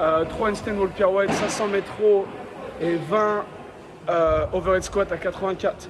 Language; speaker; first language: French; native; French